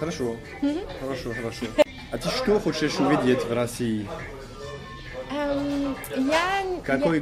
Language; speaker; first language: Russian; non-native, fluent; French